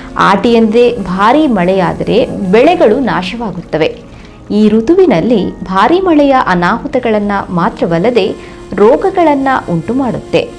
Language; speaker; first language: Kannada; non-native, local second language; Tulu